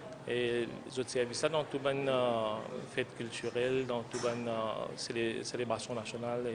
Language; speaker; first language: French; non-native, learner; Japanese